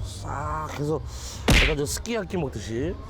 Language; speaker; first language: Korean; native; Korean